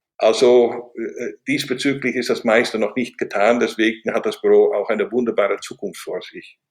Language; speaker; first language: German; non-native, fluent; Dutch